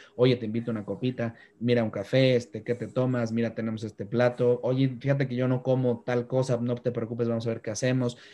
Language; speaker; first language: Spanish; native; Spanish